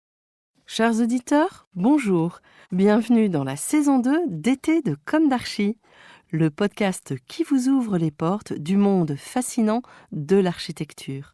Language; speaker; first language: French; native; French